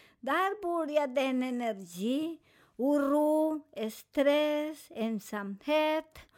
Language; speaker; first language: Swedish; non-native, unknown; Spanish